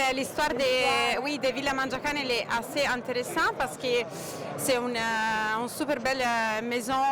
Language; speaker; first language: French; non-native, fluent; Italian